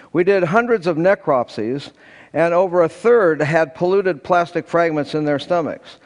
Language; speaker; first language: English; native; English